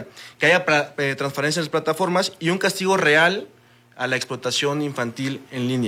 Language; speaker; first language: Spanish; native; Spanish